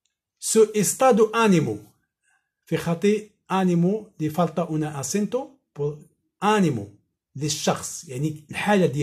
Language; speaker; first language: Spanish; non-native, fluent; Arabic